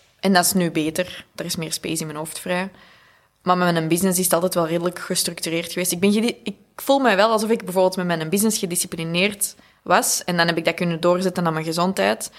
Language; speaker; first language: Dutch; native; Dutch